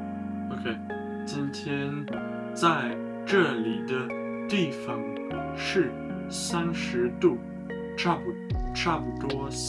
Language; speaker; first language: Chinese; non-native, learner; German